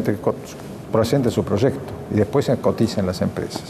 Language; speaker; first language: Spanish; native; Spanish